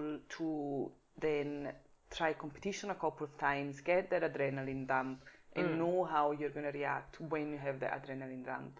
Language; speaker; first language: English; non-native, fluent; Italian